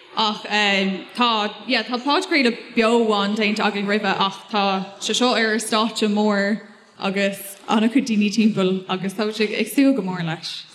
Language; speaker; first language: Irish; non-native, local second language; English